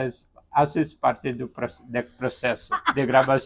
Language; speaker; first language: Spanish; non-native, learner; Portuguese